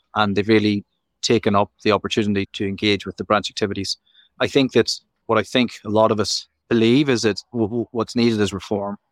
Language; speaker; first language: English; native; English